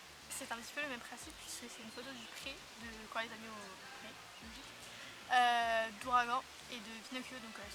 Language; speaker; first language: French; native; French